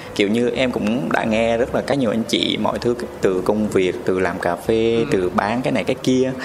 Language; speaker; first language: Vietnamese; native; Vietnamese